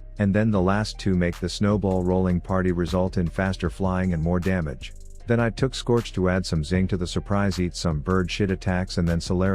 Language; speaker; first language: English; native; English